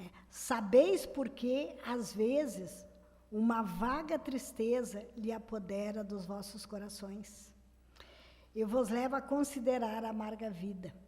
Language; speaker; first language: Portuguese; native; Portuguese